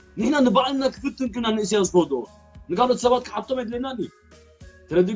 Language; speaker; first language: Tigrinya; early bilingual, heritage; Tigrinya